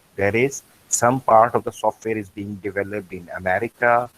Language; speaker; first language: English; non-native, local second language; Urdu